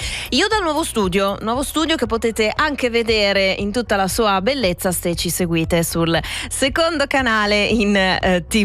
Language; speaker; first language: Italian; native; Italian